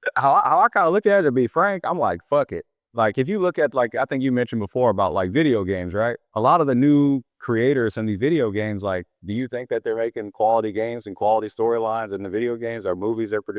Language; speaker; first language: English; native; English